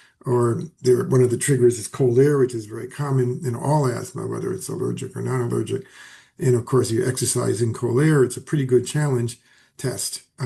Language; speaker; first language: English; native; English